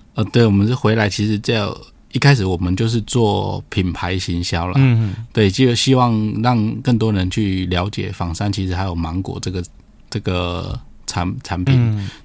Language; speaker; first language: Chinese; native; Chinese